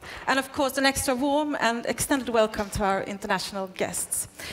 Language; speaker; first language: English; non-native, fluent; Swedish